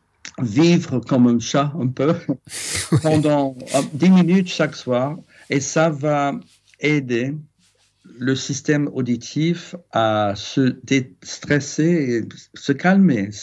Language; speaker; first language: French; non-native, fluent; English